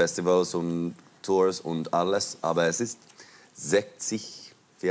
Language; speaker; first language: German; non-native, learner; Finnish